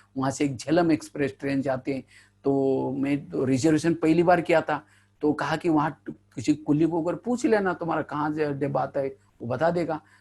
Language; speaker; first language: Hindi; non-native, local second language; Marathi